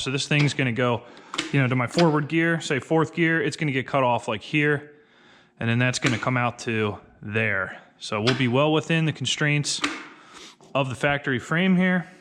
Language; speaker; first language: English; native; English